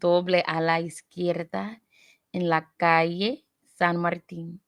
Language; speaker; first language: Spanish; non-native, learner; English